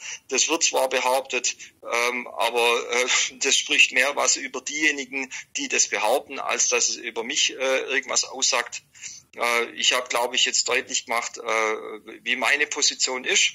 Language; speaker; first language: German; native; German